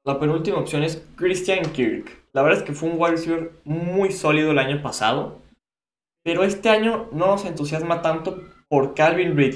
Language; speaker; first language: Spanish; native; Spanish